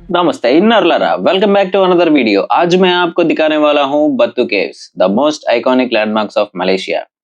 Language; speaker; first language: Hindi; non-native, local second language; Telugu